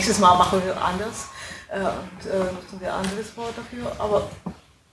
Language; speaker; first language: German; non-native, fluent; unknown